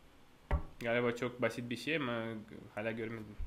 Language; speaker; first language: Turkish; non-native, fluent; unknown